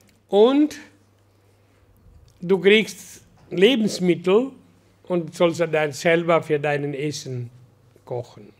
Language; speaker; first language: German; non-native, learner; Hindi